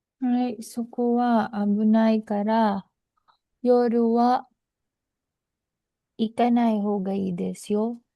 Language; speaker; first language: Japanese; non-native, learner; Filipino